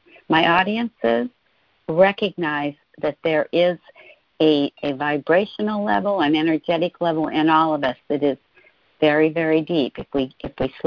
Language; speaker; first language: English; native; English